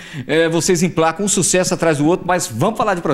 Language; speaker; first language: Portuguese; native; Portuguese